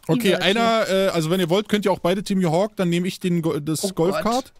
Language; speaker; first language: German; native; German